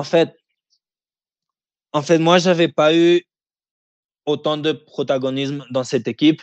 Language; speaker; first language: French; early bilingual, heritage; French